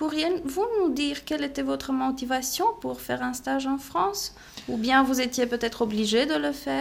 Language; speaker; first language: French; non-native, fluent; Romanian